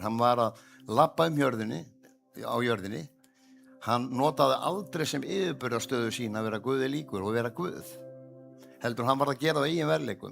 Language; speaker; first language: Icelandic; native; Icelandic